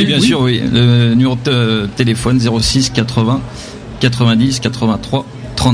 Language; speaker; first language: French; native; French